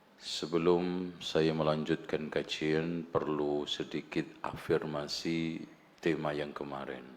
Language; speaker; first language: Indonesian; native; Indonesian